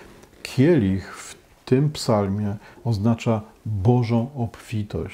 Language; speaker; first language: Polish; native; Polish